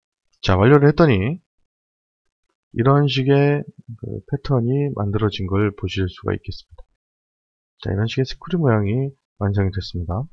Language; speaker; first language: Korean; native; Korean